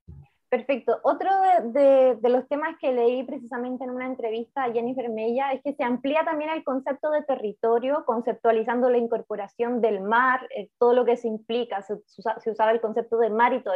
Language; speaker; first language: Spanish; native; Spanish